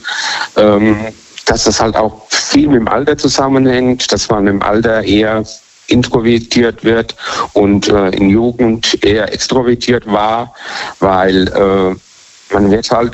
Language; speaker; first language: German; native; German